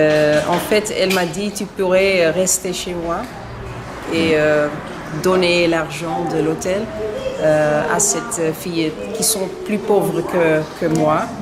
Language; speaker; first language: French; non-native, learner; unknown